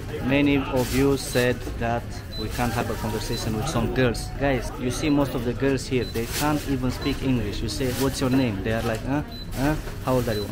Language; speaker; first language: English; non-native, fluent; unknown